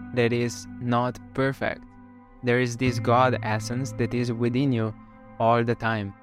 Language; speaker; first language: English; non-native, fluent; Slovenian